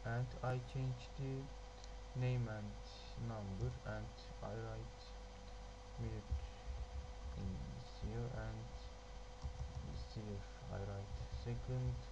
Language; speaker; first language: English; non-native, learner; Turkish